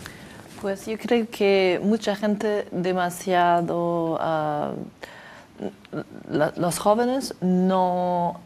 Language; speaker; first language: Spanish; non-native, learner; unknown